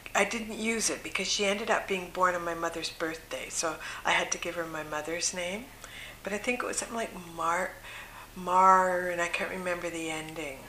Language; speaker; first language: English; native; English